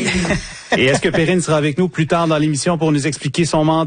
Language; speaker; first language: French; native; French